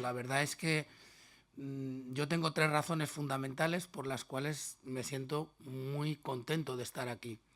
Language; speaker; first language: Spanish; native; Spanish